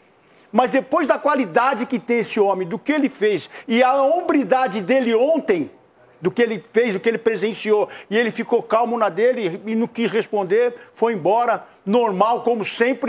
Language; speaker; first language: Portuguese; native; Portuguese